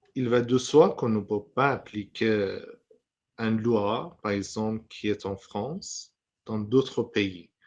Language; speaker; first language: French; non-native, fluent; Persian